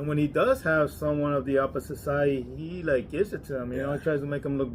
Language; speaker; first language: English; native; English